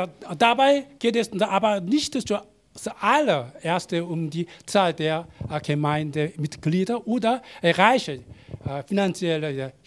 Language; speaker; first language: German; non-native, learner; Korean